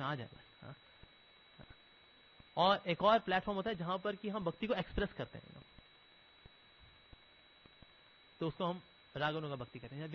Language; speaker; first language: Hindi; native; Hindi